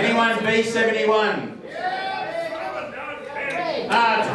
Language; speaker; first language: English; native; English